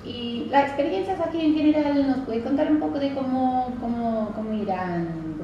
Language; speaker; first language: Spanish; non-native, fluent; English